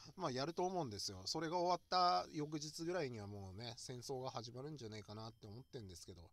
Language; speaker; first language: Japanese; native; Japanese